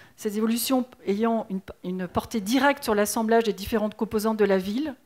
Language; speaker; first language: French; native; French